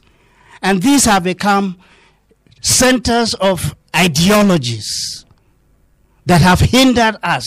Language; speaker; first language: English; non-native, local second language; Hausa